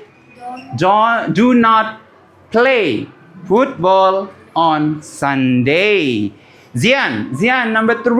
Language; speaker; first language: English; non-native, learner; Indonesian